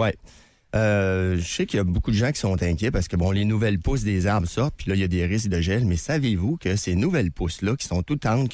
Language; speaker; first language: French; native; French